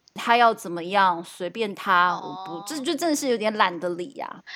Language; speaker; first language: Chinese; non-native, local second language; Min Nan Chinese